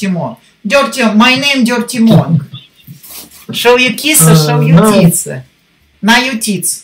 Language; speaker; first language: English; non-native, learner; Russian